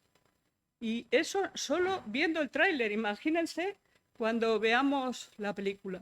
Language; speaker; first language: Spanish; native; Spanish